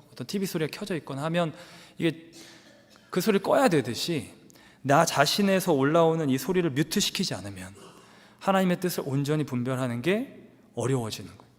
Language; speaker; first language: Korean; native; Korean